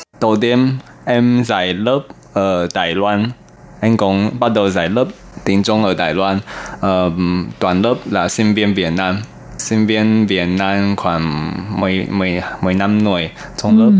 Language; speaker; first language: Vietnamese; non-native, learner; Chinese